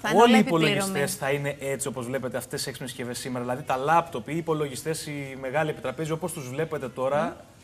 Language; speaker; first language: Greek; native; Greek